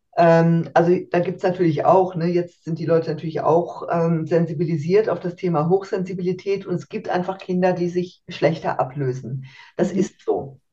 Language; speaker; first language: German; native; German